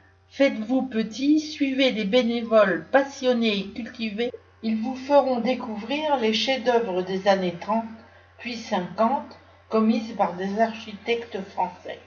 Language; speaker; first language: French; native; French